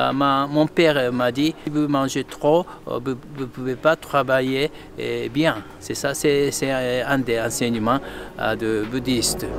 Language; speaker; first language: French; non-native, fluent; Japanese